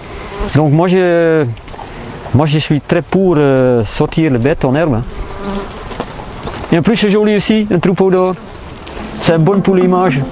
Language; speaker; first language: French; non-native, fluent; Dutch